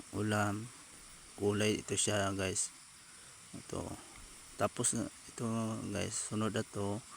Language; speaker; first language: Filipino; non-native, local second language; Cebuano